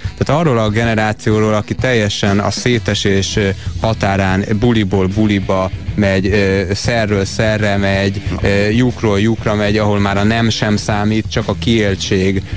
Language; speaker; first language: Hungarian; native; Hungarian